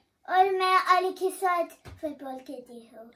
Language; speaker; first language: Hindi; early bilingual, heritage; Hindi